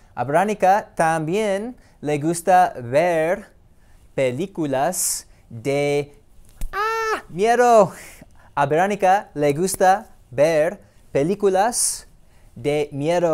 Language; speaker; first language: Spanish; non-native, fluent; English